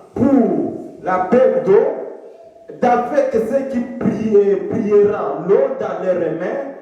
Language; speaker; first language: French; non-native, local second language; Swahili